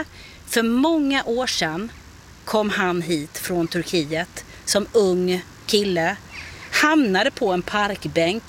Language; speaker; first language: Swedish; native; Swedish